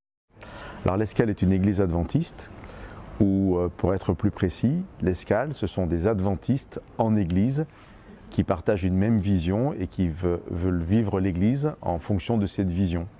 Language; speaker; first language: French; native; French